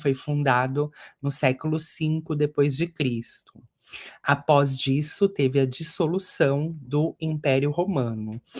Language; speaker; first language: Portuguese; native; Portuguese